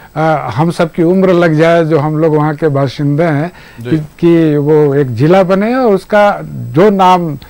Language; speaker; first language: Hindi; native; Hindi